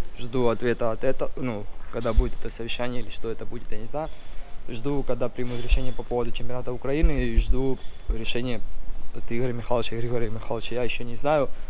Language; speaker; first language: Russian; early bilingual, other home language; Georgian